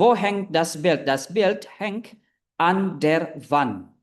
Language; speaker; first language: German; non-native, fluent; Indonesian